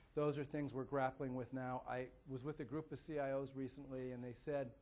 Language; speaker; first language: English; native; English